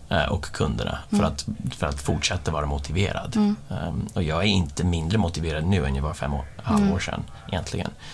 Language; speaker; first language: Swedish; non-native, fluent; English